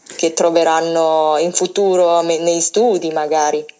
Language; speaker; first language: Italian; non-native, fluent; Chinese